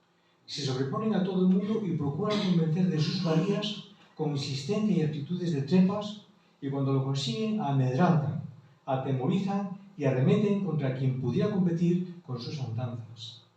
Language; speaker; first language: Spanish; native; Spanish